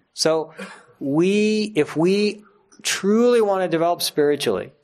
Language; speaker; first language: English; native; English